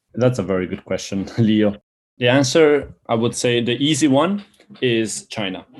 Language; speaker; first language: English; early bilingual, other home language; Albanian